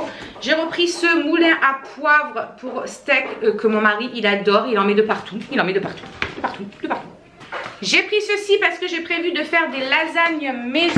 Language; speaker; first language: French; native; French